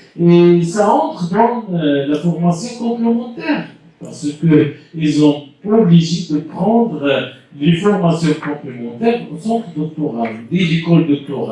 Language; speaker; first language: French; non-native, local second language; Arabic